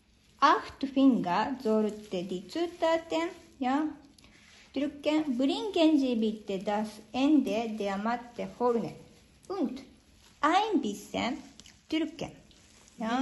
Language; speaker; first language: German; non-native, learner; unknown